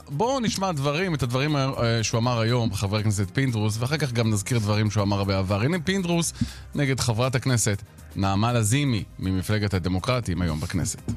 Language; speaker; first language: Hebrew; native; Hebrew